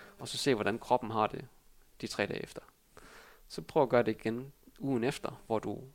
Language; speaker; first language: Danish; early bilingual, other home language; Vietnamese